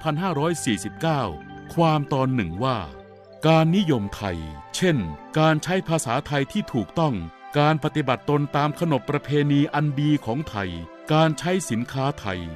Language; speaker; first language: Thai; native; Thai